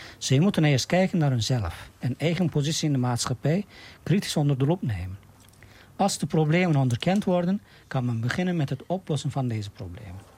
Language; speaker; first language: Dutch; non-native, fluent; Turkish